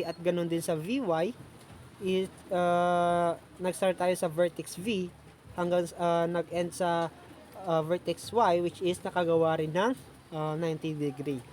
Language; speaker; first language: Filipino; native; Filipino